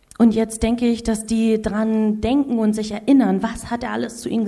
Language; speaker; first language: German; native; German